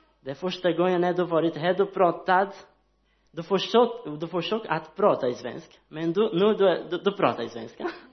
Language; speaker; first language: Swedish; non-native, learner; Portuguese